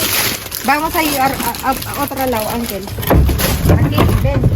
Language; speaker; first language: Spanish; non-native, learner; Filipino